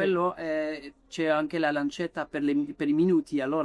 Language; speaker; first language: Italian; non-native, fluent; French